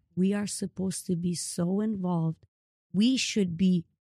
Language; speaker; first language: English; early bilingual, other home language; Ukrainian